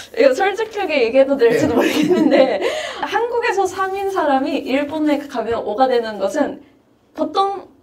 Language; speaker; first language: Korean; non-native, fluent; Japanese